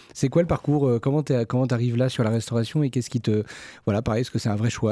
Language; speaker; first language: French; native; French